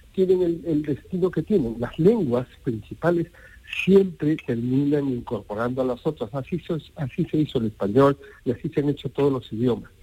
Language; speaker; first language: Spanish; native; Spanish